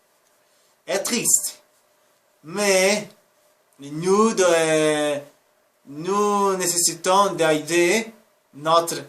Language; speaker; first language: French; non-native, learner; Spanish